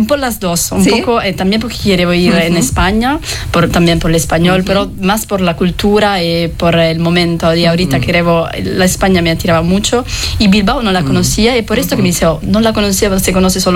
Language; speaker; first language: Spanish; non-native, fluent; Italian